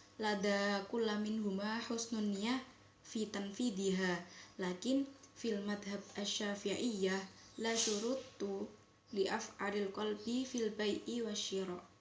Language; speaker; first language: Arabic; non-native, learner; Indonesian